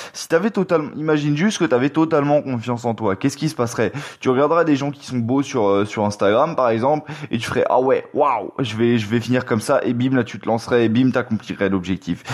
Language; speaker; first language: French; native; French